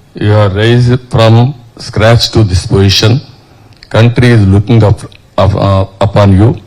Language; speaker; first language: English; non-native, local second language; Telugu